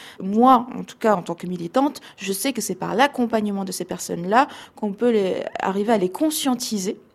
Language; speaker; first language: French; non-native, local second language; Arabic